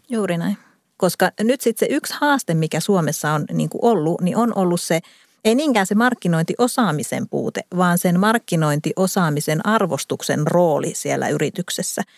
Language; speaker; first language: Finnish; native; Finnish